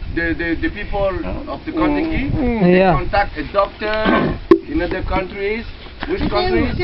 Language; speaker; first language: English; non-native, learner; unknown